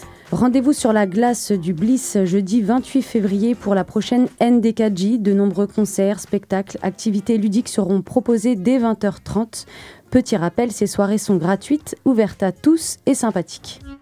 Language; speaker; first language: French; native; French